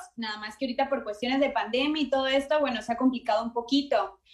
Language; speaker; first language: Spanish; native; Spanish